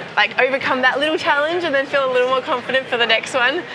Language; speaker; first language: English; native; English